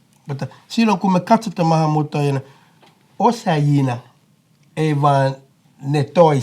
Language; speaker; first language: Finnish; non-native, fluent; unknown